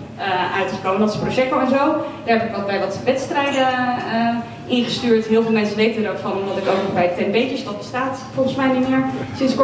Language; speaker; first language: Dutch; native; Dutch